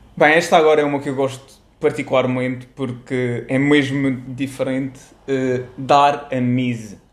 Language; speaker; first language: Portuguese; native; Portuguese